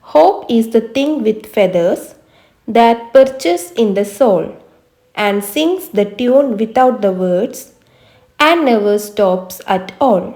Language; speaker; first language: English; non-native, local second language; Malayalam